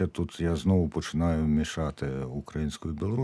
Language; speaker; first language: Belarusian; non-native, learner; Ukrainian